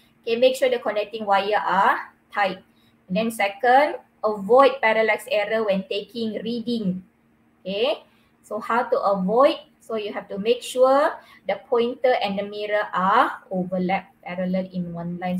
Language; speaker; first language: English; non-native, local second language; Malay